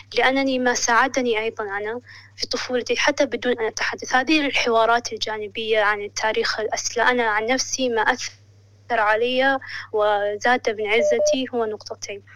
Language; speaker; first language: Arabic; non-native, local second language; Somali